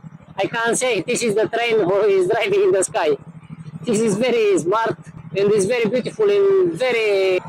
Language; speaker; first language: English; non-native, learner; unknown